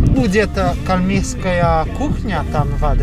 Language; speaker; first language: Russian; non-native, learner; Italian